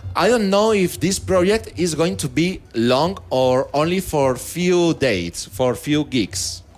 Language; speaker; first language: English; non-native, fluent; Spanish